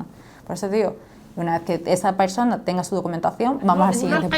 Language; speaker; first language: Spanish; native; Spanish